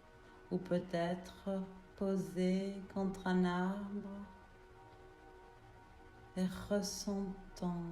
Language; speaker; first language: French; native; French